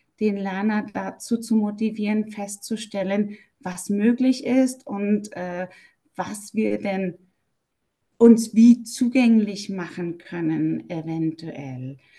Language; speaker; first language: German; native; German